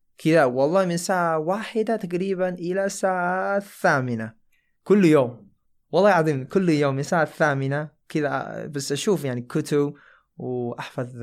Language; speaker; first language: Arabic; non-native, fluent; Chinese